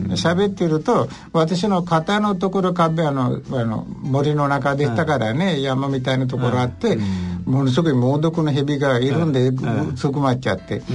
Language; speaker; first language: Japanese; non-native, fluent; Sinhala